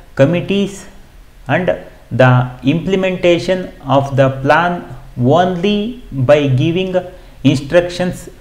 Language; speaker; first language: English; non-native, local second language; Kannada